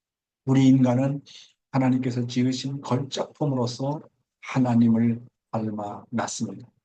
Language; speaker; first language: Korean; native; Korean